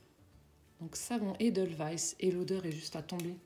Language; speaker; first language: French; native; French